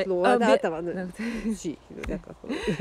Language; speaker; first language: French; non-native, fluent; Russian